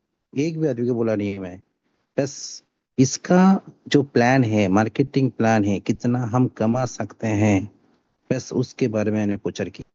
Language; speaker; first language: Hindi; non-native, local second language; Bangla